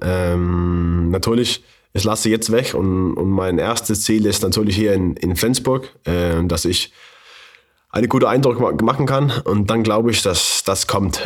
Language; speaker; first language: German; non-native, fluent; Danish